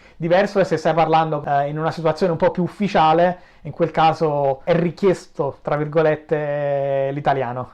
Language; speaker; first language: Italian; native; Italian